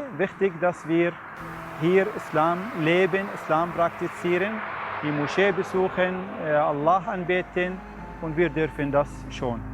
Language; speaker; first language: German; non-native, fluent; Arabic